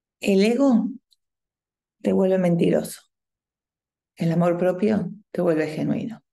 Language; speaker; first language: Spanish; native; Spanish